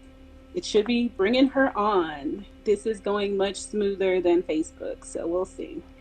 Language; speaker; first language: English; native; English